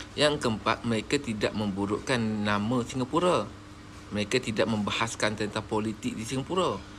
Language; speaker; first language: Malay; native; Malay